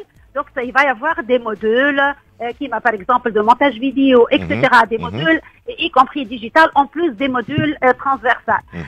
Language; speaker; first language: French; non-native, local second language; Arabic